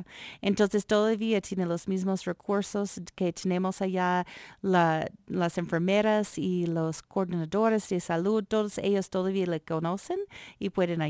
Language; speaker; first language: Spanish; non-native, fluent; English